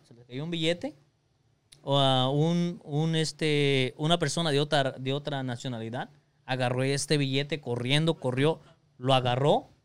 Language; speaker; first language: Spanish; early bilingual, other home language; English